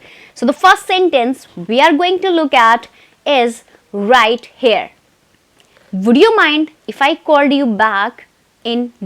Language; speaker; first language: English; non-native, fluent; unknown